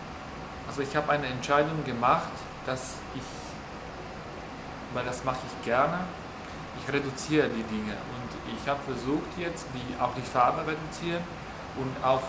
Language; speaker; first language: German; non-native, fluent; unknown